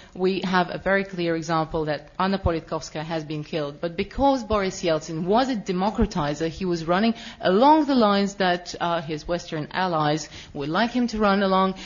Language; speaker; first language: English; non-native, fluent; Russian